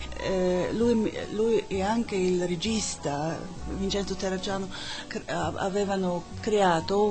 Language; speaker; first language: Italian; non-native, learner; German